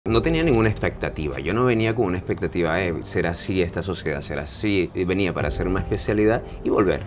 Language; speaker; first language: Spanish; native; Spanish